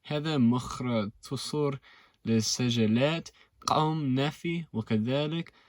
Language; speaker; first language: Arabic; non-native, learner; English